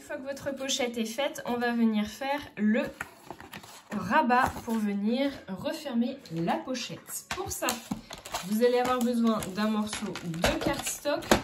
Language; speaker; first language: French; native; French